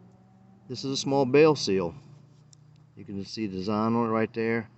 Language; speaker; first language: English; native; English